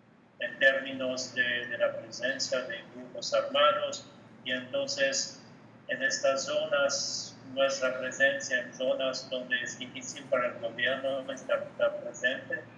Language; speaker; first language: Spanish; non-native, fluent; French